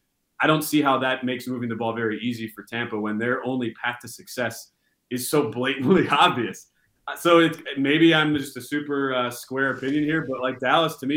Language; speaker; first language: English; native; English